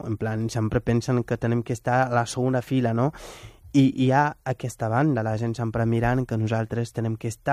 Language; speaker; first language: Catalan; non-native, fluent; Wolof